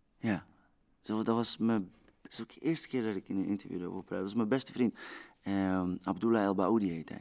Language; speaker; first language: Dutch; early bilingual, other home language; Persian